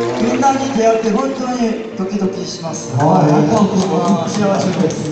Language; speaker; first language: Japanese; non-native, learner; Korean